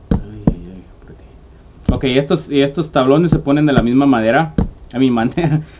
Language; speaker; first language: Spanish; early bilingual, heritage; English